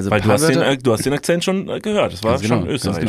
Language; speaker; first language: German; native; German